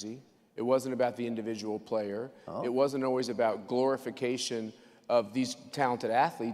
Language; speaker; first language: English; native; English